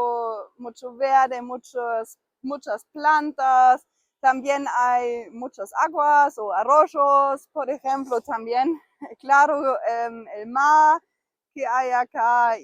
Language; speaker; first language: Spanish; non-native, fluent; German